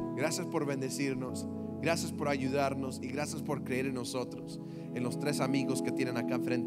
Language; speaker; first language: Spanish; early bilingual, heritage; Spanish